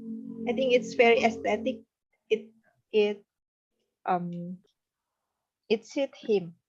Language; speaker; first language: English; non-native, learner; Indonesian